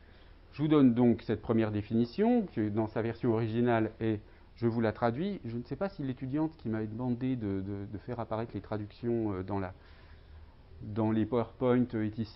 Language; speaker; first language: French; native; French